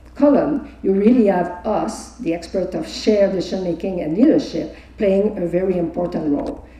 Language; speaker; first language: English; non-native, fluent; French